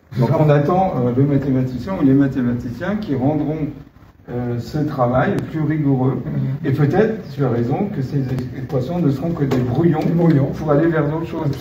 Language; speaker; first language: French; native; French